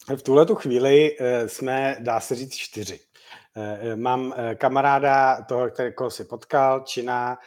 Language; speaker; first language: Czech; native; Czech